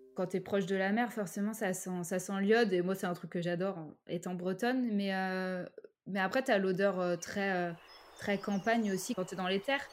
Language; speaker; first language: French; native; French